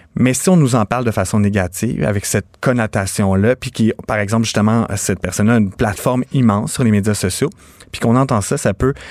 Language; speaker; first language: French; native; French